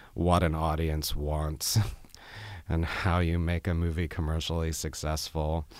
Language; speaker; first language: English; native; English